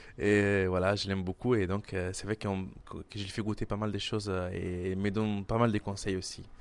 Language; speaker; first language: French; non-native, fluent; Italian